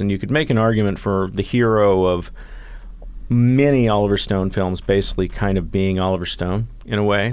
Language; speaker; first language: English; native; English